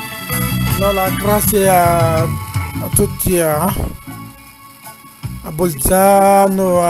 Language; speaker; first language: Italian; non-native, learner; Dyula